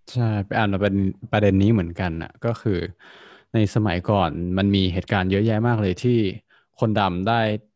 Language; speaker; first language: Thai; native; Thai